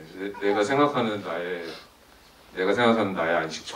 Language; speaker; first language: Korean; native; Korean